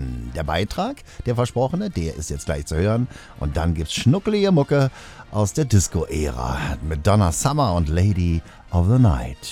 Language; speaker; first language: German; native; German